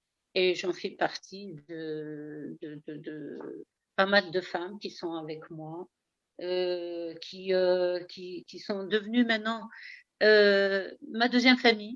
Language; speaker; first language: French; early bilingual, heritage; Arabic